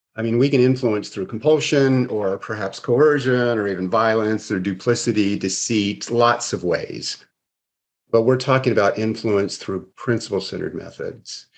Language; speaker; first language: English; native; English